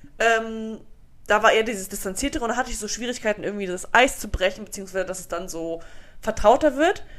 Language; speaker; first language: German; early bilingual, other home language; Bosnian